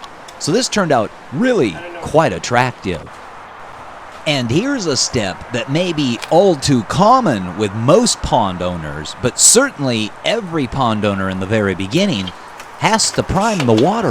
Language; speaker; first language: English; native; English